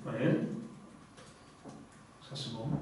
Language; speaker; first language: French; non-native, learner; Spanish